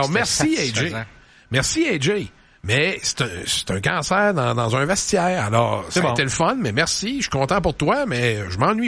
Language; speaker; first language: French; native; French